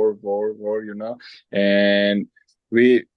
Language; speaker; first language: English; non-native, learner; Armenian